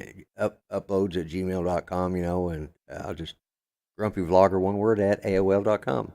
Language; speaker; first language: English; native; English